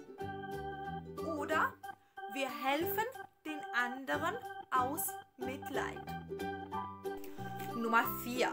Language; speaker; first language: German; non-native, fluent; Ukrainian